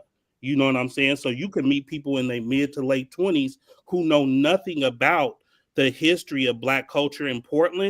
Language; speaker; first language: English; native; English